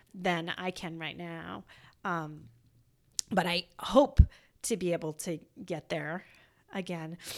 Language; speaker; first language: English; native; English